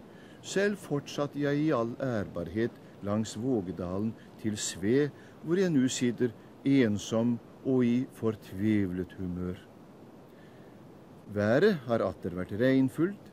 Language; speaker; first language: Norwegian; native; Norwegian